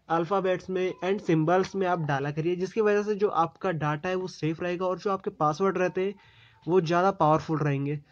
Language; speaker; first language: Hindi; native; Hindi